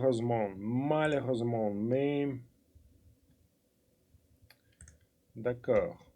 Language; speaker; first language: French; non-native, fluent; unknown